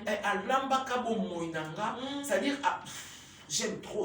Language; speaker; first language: French; non-native, local second language; Lingala